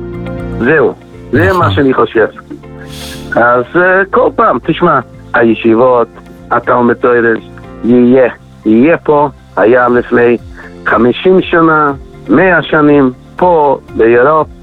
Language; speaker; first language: Hebrew; non-native, fluent; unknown